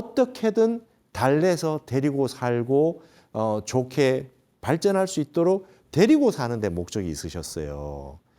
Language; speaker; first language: Korean; native; Korean